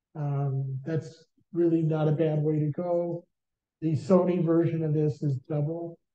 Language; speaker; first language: English; native; English